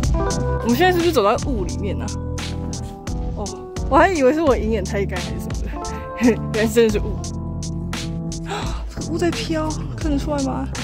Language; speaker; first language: Chinese; native; Chinese